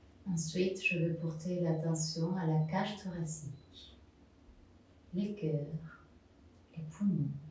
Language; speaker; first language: French; non-native, fluent; Spanish